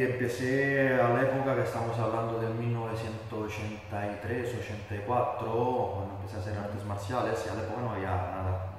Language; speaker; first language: Spanish; non-native, fluent; Italian